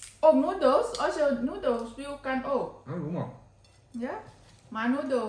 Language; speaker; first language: Dutch; non-native, learner; Thai